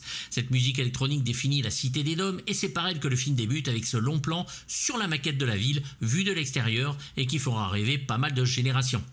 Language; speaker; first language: French; native; French